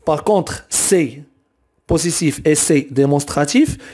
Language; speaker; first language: French; non-native, local second language; Arabic